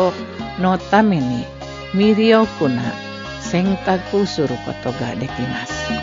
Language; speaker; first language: Japanese; non-native, learner; Indonesian